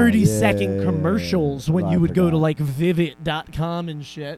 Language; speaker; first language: English; native; English